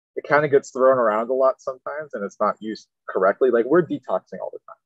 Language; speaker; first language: English; native; English